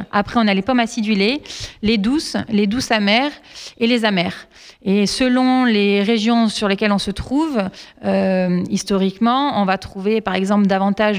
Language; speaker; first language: French; native; French